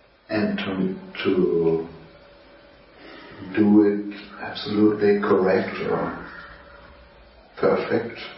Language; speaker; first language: English; non-native, fluent; German